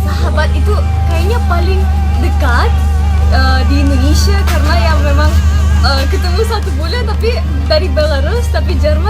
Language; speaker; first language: Indonesian; non-native, fluent; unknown